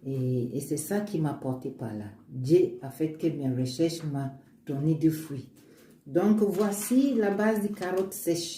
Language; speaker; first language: French; non-native, learner; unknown